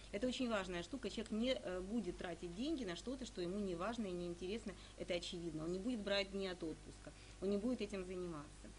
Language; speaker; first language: Russian; native; Russian